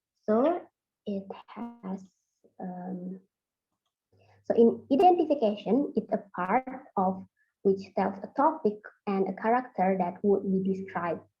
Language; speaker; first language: English; non-native, fluent; Indonesian